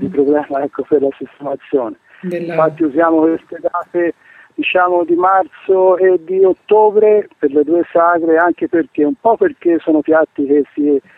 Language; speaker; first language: Italian; native; Italian